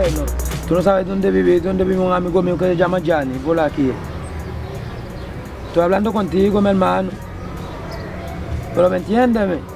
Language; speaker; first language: Spanish; non-native, learner; Haitian Creole